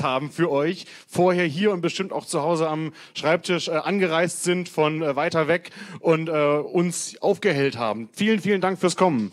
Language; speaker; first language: German; native; German